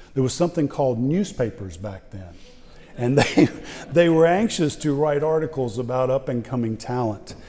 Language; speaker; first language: English; native; English